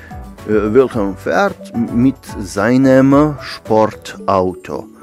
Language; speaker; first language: German; non-native, fluent; Serbian